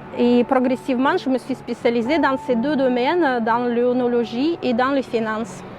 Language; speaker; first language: French; non-native, fluent; Russian